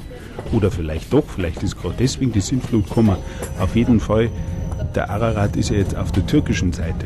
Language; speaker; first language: German; native; German